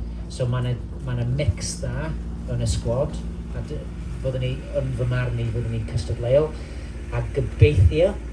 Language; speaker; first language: Welsh; non-native, local second language; English